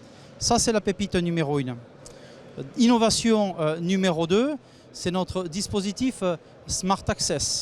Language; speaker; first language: French; native; French